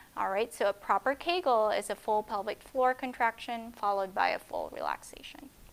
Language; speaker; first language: English; native; English